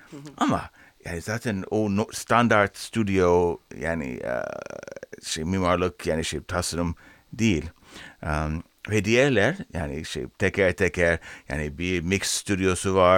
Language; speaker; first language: Turkish; non-native, learner; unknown